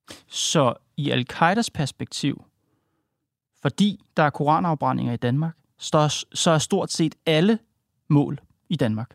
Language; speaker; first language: Danish; native; Danish